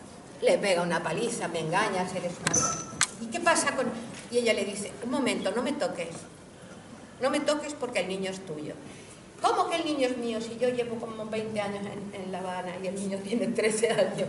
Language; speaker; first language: Spanish; native; Spanish